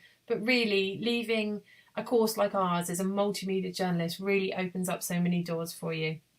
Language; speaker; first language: English; native; English